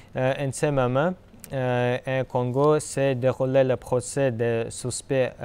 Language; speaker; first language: French; non-native, learner; Russian